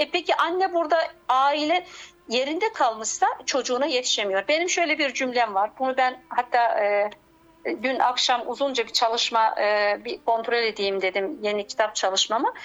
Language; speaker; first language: Turkish; native; Turkish